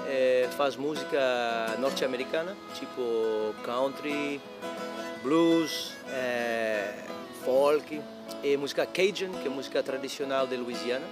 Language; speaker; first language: Portuguese; non-native, learner; French